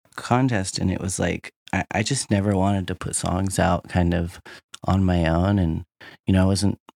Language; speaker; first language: English; native; English